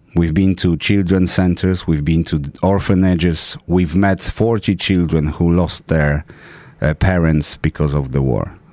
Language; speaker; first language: English; non-native, fluent; Polish